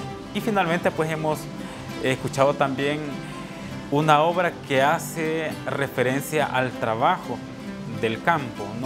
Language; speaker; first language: Spanish; native; Spanish